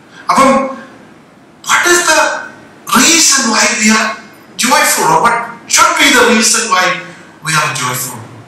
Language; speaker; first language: English; non-native, local second language; Malayalam